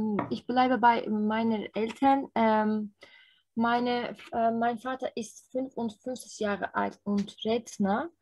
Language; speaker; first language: German; non-native, learner; Turkish